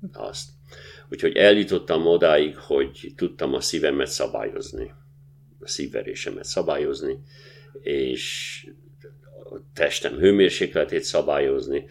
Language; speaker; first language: Hungarian; native; Hungarian